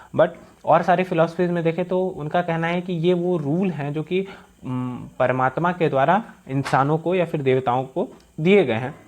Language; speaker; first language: Hindi; native; Hindi